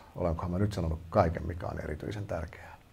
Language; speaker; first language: Finnish; native; Finnish